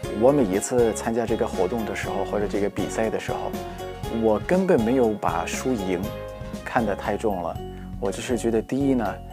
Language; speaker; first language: Chinese; non-native, fluent; Arabic